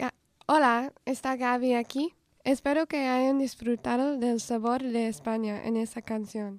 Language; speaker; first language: Spanish; non-native, fluent; English